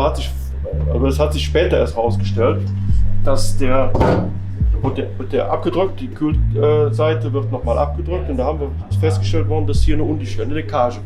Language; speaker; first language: German; native; German